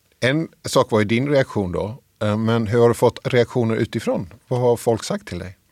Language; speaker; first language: Swedish; native; Swedish